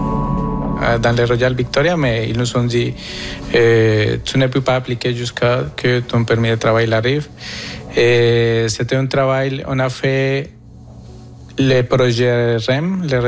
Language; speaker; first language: French; non-native, fluent; Spanish